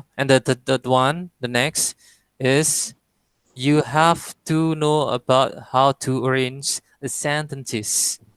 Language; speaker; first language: English; non-native, fluent; Indonesian